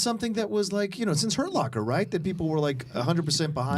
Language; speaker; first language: English; native; English